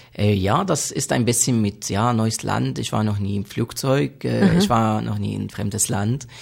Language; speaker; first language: German; non-native, fluent; Arabic